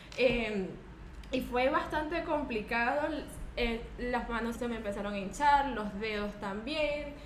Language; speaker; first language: Spanish; native; Spanish